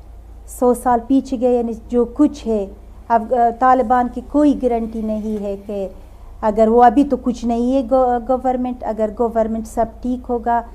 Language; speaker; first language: Hindi; non-native, learner; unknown